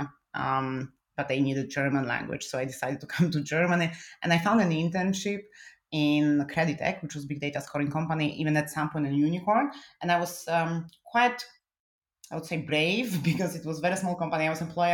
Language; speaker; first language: English; non-native, fluent; Polish